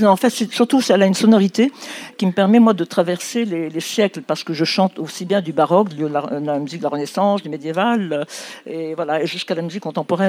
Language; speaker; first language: French; non-native, local second language; Arabic